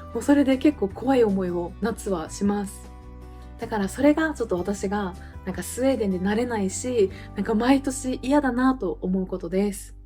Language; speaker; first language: Japanese; native; Japanese